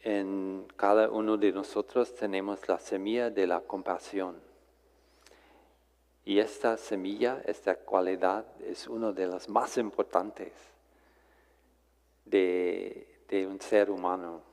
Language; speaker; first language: Spanish; non-native, fluent; English